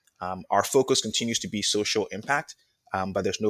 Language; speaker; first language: English; non-native, local second language; Akan